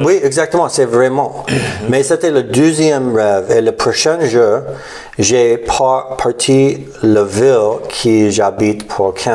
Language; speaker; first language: French; non-native, learner; English